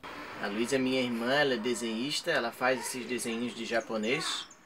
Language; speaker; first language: Portuguese; native; Portuguese